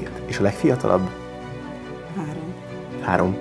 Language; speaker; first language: Hungarian; native; Hungarian